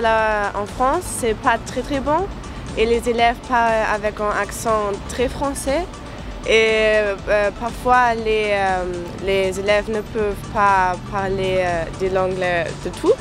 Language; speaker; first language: French; non-native, learner; German